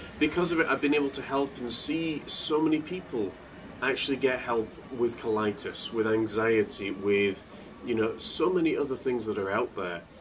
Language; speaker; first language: English; native; English